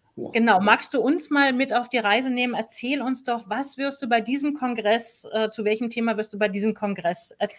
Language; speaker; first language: German; native; German